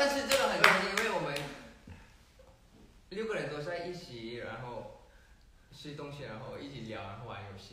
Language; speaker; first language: Chinese; non-native, fluent; Thai